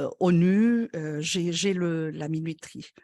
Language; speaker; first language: French; non-native, local second language; Arabic